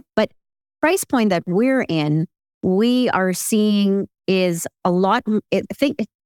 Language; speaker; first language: English; early bilingual, other home language; Ukrainian